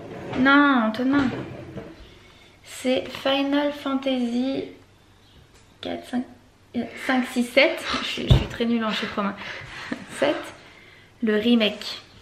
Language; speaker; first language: French; native; French